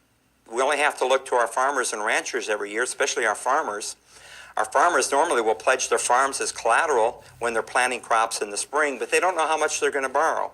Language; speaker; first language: English; native; English